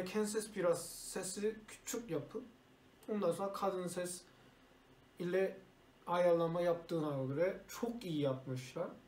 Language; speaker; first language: Turkish; non-native, learner; Korean